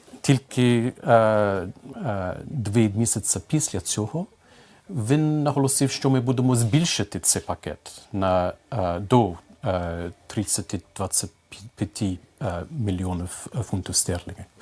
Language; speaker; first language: Ukrainian; non-native, fluent; English